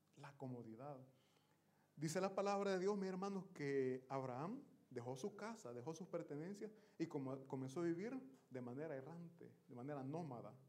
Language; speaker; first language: Spanish; native; Spanish